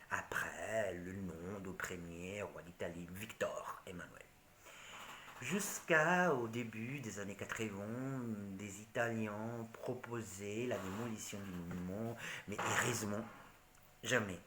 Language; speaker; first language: French; non-native, learner; Italian